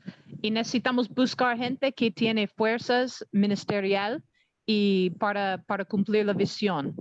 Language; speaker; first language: Spanish; non-native, learner; English